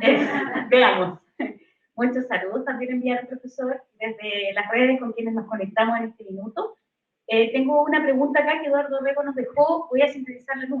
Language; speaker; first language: Spanish; native; Spanish